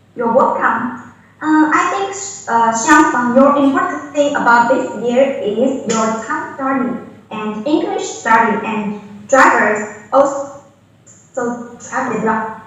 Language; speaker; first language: English; non-native, learner; Chinese